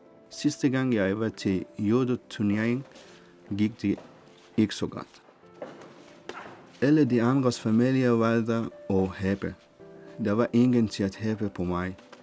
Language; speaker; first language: Danish; non-native, learner; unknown